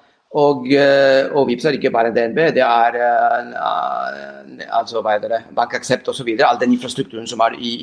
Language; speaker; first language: Norwegian; non-native, fluent; Spanish